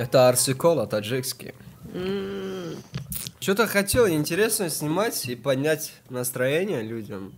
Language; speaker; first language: Russian; non-native, learner; Tajik